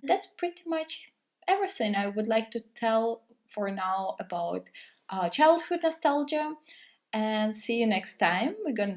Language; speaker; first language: English; non-native, fluent; Russian